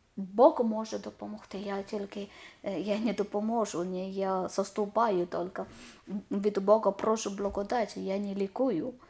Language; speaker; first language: Ukrainian; non-native, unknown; Malayalam